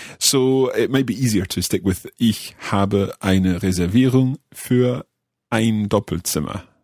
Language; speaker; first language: German; non-native, learner; English